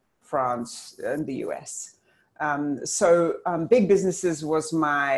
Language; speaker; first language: English; native; English